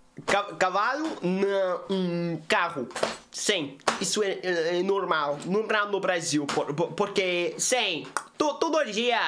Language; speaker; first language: Portuguese; non-native, learner; English